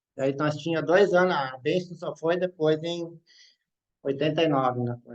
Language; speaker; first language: Portuguese; native; Portuguese